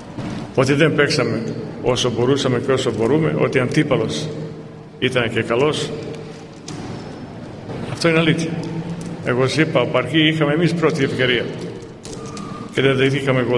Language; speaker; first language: Greek; non-native, fluent; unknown